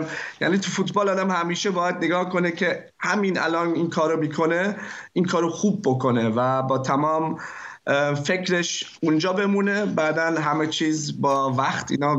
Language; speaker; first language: Persian; early bilingual, heritage; German